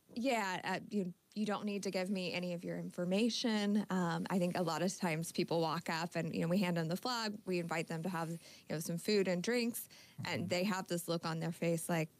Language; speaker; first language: English; native; English